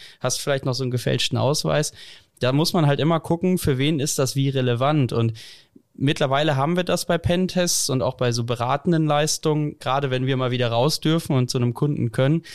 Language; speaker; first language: German; native; German